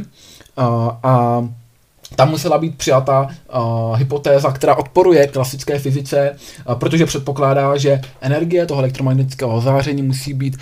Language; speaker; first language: Czech; native; Czech